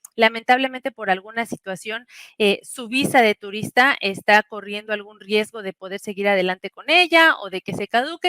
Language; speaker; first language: Spanish; native; Spanish